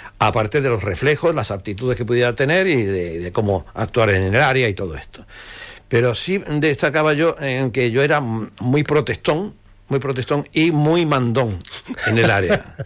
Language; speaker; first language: Spanish; native; Spanish